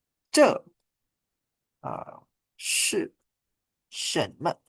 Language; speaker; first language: Chinese; non-native, fluent; Indonesian